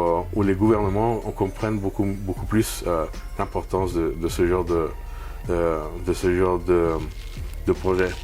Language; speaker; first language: French; non-native, fluent; Spanish